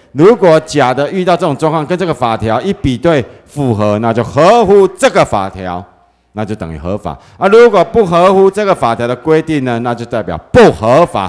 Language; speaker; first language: Chinese; native; Chinese